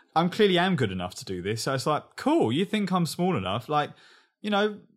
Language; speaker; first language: English; native; English